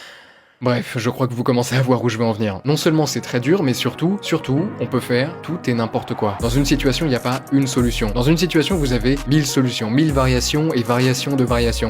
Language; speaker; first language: French; native; French